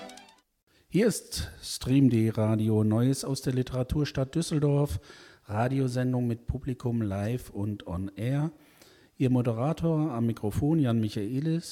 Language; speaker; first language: German; native; German